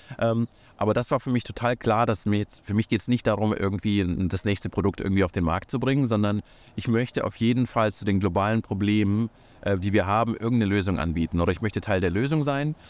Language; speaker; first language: German; early bilingual, other home language; Russian